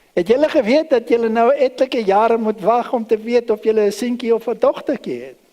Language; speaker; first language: Afrikaans; early bilingual, other home language; German